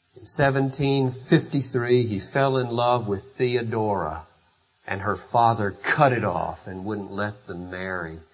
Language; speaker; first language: English; native; English